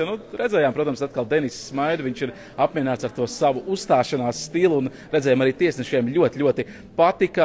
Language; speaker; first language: Latvian; native; Latvian